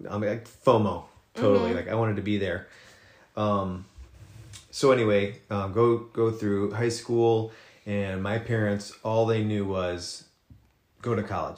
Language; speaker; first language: English; native; English